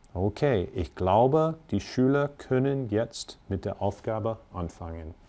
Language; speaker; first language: German; non-native, fluent; English